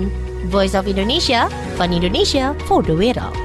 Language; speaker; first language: Dutch; non-native, fluent; Indonesian